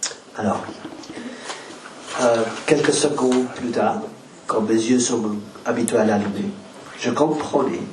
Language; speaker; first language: French; non-native, learner; Spanish